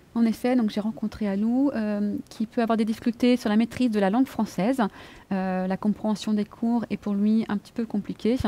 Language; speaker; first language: French; native; French